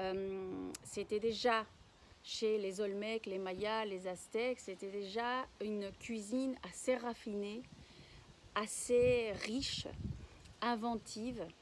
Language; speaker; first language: French; non-native, fluent; Spanish